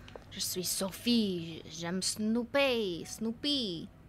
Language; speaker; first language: French; non-native, learner; English